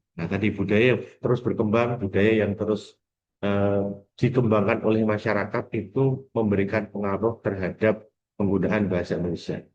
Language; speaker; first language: Indonesian; non-native, local second language; Javanese